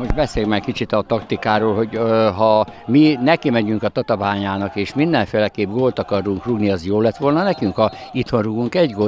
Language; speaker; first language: Hungarian; native; Hungarian